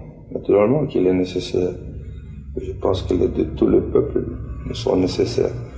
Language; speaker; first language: French; non-native, fluent; Spanish